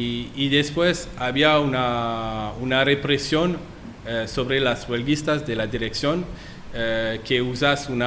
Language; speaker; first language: Spanish; non-native, learner; French